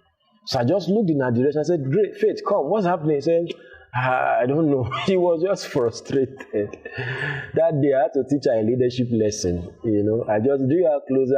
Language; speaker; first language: English; non-native, local second language; Yoruba